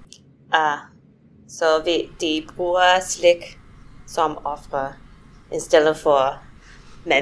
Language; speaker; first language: Danish; non-native, fluent; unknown